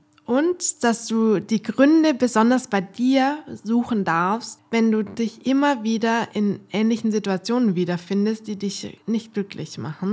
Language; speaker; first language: German; native; German